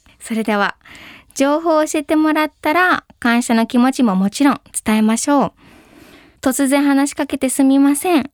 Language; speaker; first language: Japanese; early bilingual, heritage; English